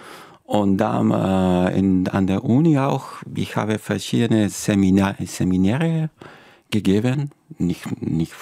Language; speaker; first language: German; non-native, fluent; Spanish